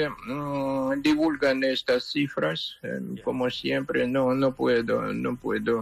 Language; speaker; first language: Spanish; non-native, fluent; Ukrainian